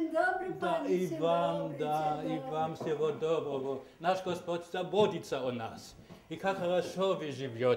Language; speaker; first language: Russian; non-native, learner; German